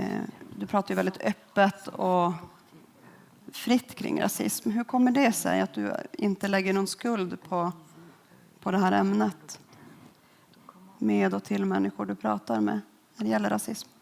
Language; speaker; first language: Swedish; native; Swedish